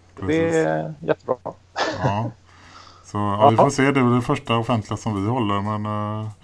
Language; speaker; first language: Swedish; native; Swedish